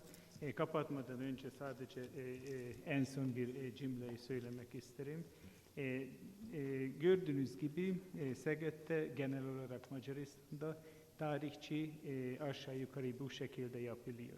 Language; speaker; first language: Turkish; non-native, fluent; Hungarian